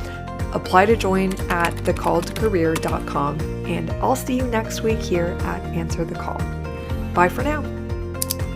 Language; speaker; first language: English; native; English